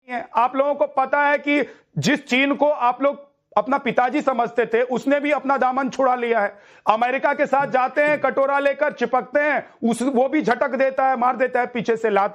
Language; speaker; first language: Hindi; native; Hindi